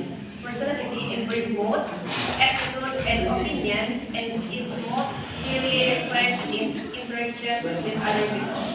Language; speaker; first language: English; non-native, learner; Indonesian